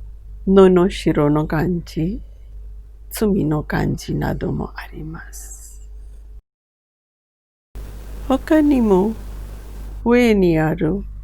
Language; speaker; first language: Japanese; non-native, fluent; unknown